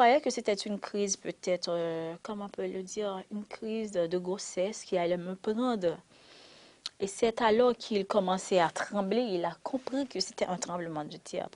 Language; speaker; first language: French; non-native, local second language; Haitian Creole